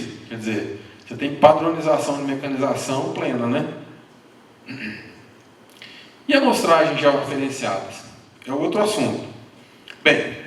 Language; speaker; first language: Portuguese; native; Portuguese